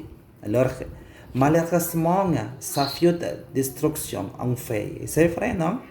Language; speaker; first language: French; non-native, learner; Indonesian